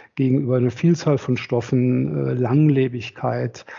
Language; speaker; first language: German; native; German